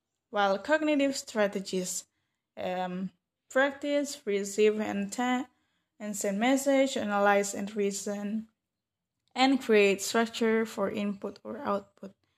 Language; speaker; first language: English; non-native, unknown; Indonesian